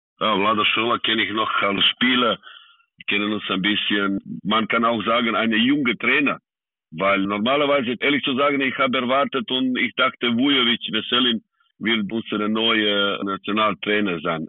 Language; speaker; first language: German; non-native, fluent; Serbian